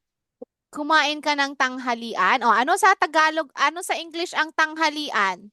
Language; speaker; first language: Filipino; native; Filipino